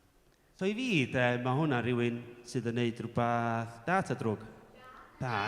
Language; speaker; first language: Welsh; native; Welsh